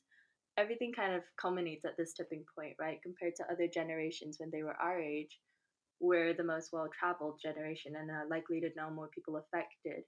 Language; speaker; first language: English; non-native, local second language; Chinese